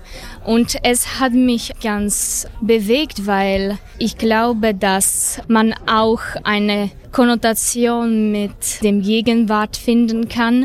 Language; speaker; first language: German; non-native, fluent; Slovak